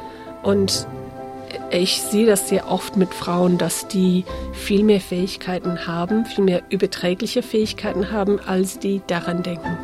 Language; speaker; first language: German; early bilingual, heritage; English